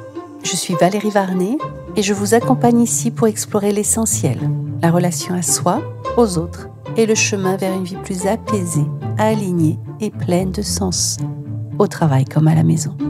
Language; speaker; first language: French; native; French